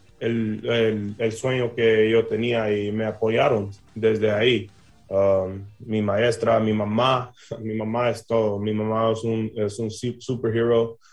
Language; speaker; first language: Spanish; early bilingual, heritage; English